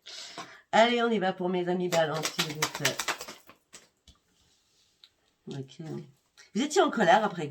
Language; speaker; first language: French; native; French